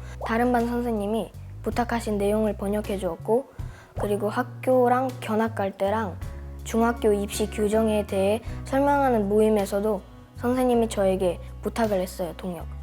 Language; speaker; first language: Korean; early bilingual, other home language; Russian